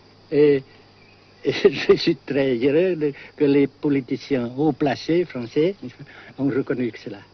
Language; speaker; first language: French; non-native, local second language; Vietnamese